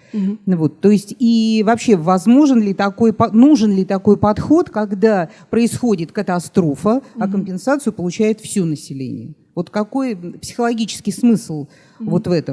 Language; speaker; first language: Russian; native; Russian